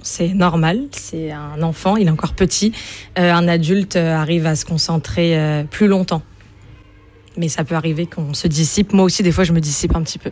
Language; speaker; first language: French; native; French